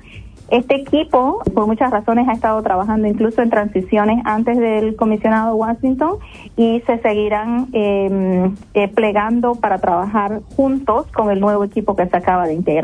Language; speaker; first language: Spanish; native; Spanish